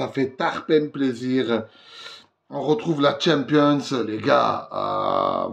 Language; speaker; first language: French; native; French